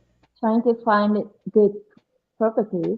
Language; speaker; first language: English; non-native, learner; Japanese